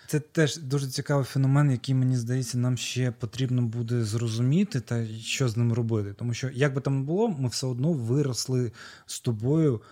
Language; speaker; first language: Ukrainian; non-native, local second language; Russian